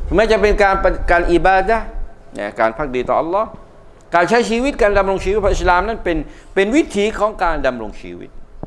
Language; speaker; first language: Thai; non-native, local second language; Malay